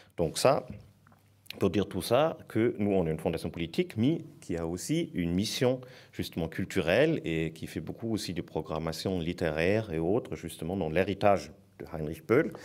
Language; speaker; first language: French; non-native, fluent; German